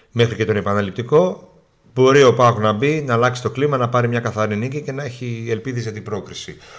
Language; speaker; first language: Greek; native; Greek